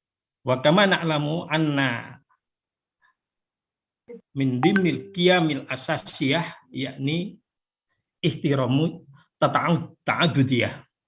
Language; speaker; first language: Arabic; non-native, fluent; Indonesian